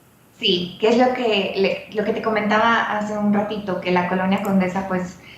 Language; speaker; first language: Spanish; native; Spanish